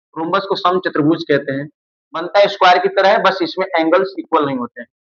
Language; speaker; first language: Hindi; native; Hindi